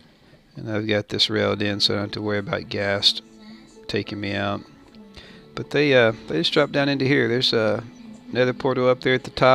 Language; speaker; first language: English; native; English